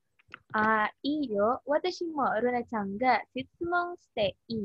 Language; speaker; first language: Japanese; non-native, learner; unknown